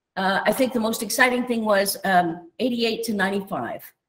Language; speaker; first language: English; native; English